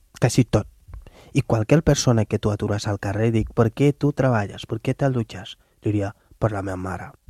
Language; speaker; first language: Catalan; non-native, fluent; Wolof